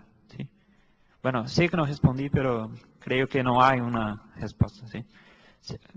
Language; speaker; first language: Spanish; non-native, fluent; Portuguese